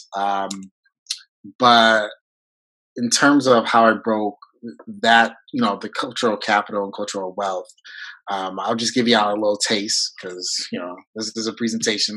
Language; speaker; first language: English; early bilingual, other home language; French